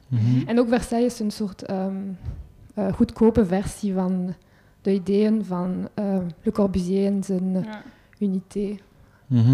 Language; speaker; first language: Dutch; non-native, local second language; French